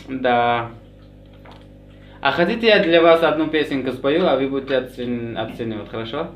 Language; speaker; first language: Russian; non-native, fluent; Tajik